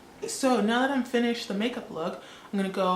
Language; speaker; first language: English; early bilingual, other home language; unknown